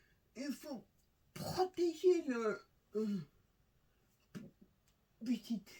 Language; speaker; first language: French; non-native, learner; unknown